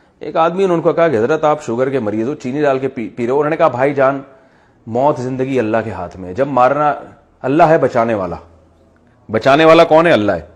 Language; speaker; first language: Urdu; native; Urdu